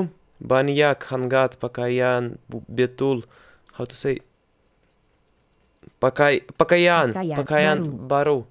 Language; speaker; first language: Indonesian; non-native, learner; Russian